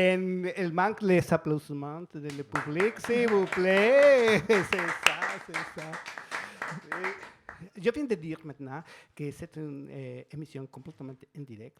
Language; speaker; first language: French; non-native, fluent; Spanish